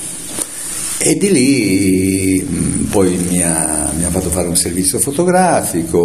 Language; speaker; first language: Italian; native; Italian